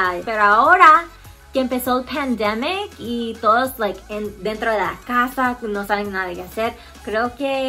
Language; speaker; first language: Spanish; early bilingual, heritage; Spanish